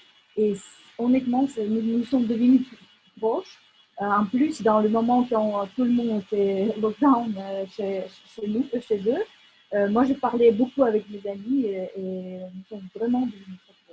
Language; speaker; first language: French; non-native, fluent; Russian